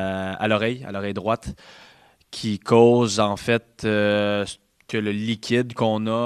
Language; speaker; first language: French; native; French